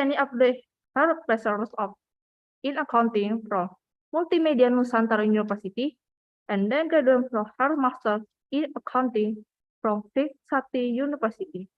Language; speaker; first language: English; non-native, fluent; Indonesian